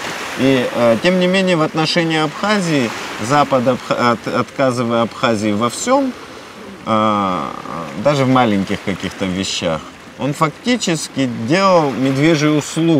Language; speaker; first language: Russian; non-native, local second language; Abkhazian